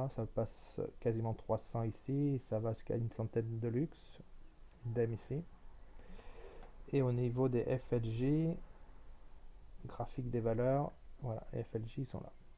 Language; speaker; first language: French; native; French